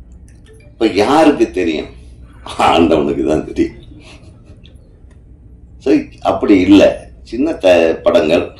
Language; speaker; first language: Tamil; native; Tamil